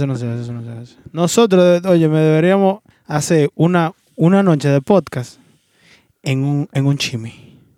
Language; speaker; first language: Spanish; native; Spanish